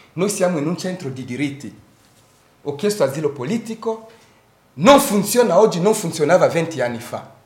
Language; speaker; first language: Italian; non-native, fluent; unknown